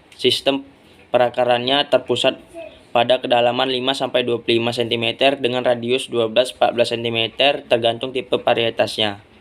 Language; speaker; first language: Indonesian; native; Indonesian